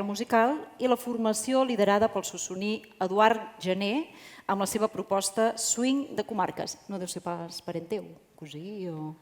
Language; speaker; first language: Catalan; native; Catalan